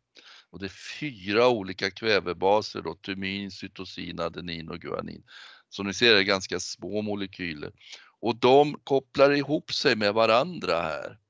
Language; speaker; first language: Swedish; native; Swedish